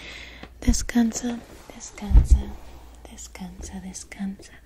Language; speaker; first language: Spanish; early bilingual, heritage; Spanish